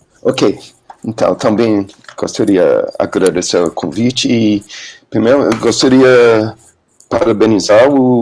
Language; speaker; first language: Portuguese; non-native, learner; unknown